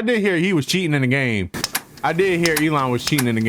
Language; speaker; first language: English; native; English